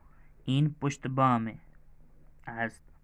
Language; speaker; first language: Persian; non-native, fluent; Urdu